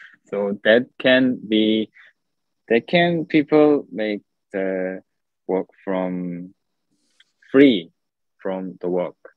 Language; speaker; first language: English; non-native, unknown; Korean